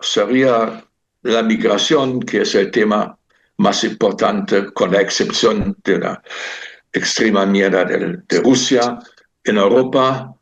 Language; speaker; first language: Spanish; non-native, fluent; German